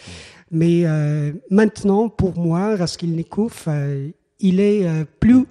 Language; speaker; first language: French; non-native, fluent; Persian